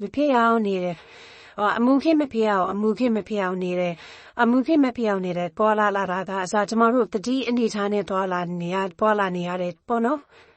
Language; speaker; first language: Burmese; native; Burmese